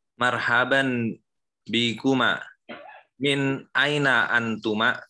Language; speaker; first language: Arabic; non-native, learner; Indonesian